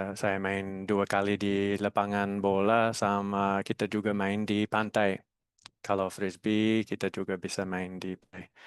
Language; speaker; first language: Indonesian; non-native, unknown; English